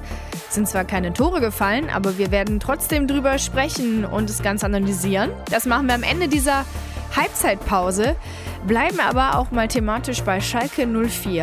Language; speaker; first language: German; native; German